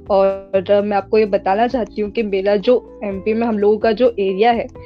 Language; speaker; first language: Hindi; native; Hindi